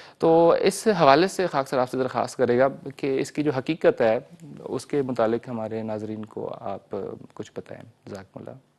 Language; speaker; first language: Urdu; native; Urdu